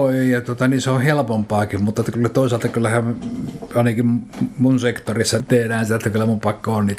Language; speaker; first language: Finnish; native; Finnish